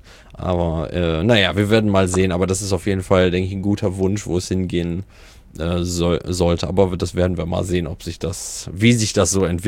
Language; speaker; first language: German; native; German